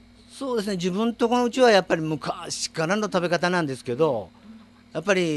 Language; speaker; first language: Japanese; native; Japanese